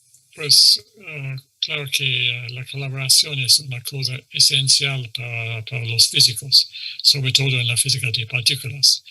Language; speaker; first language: Spanish; non-native, fluent; English